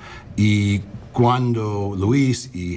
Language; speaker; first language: Spanish; non-native, learner; English